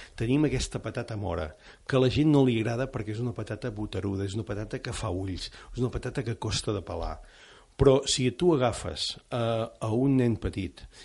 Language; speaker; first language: Catalan; native; Catalan